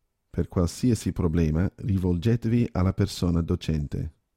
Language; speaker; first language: Italian; native; Italian